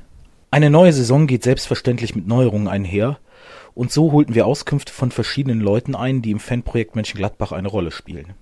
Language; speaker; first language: German; native; German